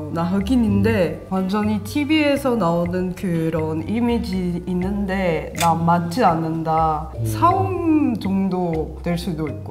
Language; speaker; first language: Korean; non-native, learner; French